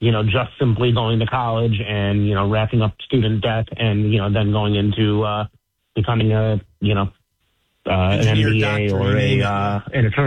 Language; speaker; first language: English; native; English